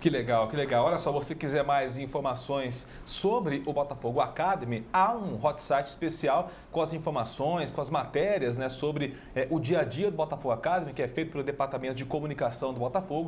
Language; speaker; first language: Portuguese; native; Portuguese